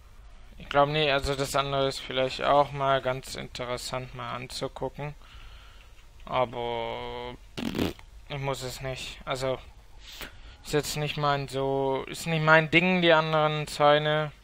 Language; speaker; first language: German; native; German